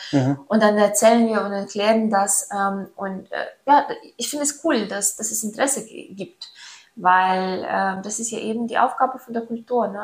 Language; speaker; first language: German; non-native, fluent; Ukrainian